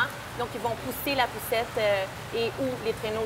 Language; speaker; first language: French; native; French